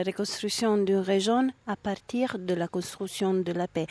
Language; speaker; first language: French; non-native, fluent; Italian